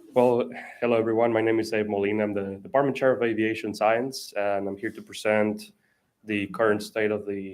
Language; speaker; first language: English; non-native, fluent; Spanish